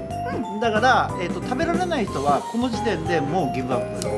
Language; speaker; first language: Japanese; native; Japanese